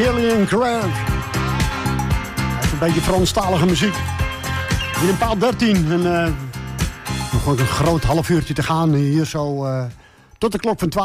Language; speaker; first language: Dutch; native; Dutch